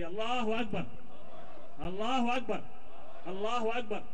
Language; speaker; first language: Arabic; native; Arabic